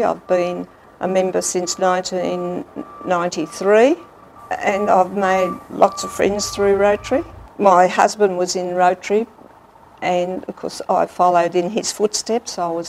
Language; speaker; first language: English; native; English